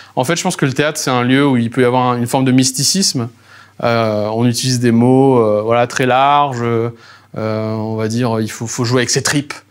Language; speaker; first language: French; native; French